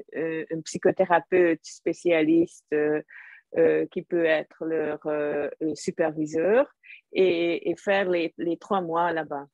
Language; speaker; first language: French; non-native, fluent; Hungarian